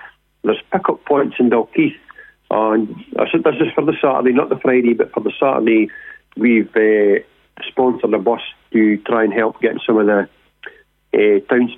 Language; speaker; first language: English; native; English